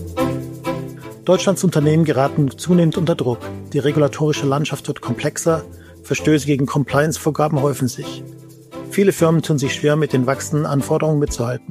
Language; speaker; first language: German; native; German